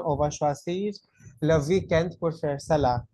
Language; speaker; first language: French; non-native, fluent; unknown